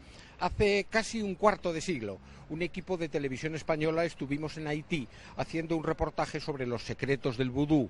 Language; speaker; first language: Spanish; native; Spanish